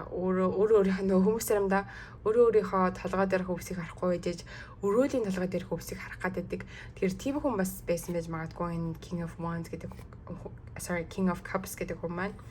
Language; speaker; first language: Mongolian; early bilingual, heritage; Mongolian